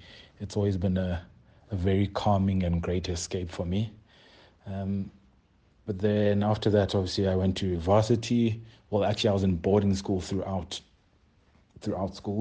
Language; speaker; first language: English; non-native, local second language; Xhosa